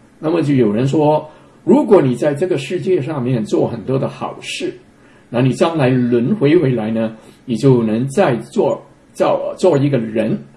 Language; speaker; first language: Chinese; non-native, local second language; Cantonese